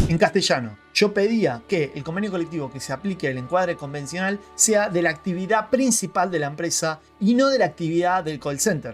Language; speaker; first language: Spanish; native; Spanish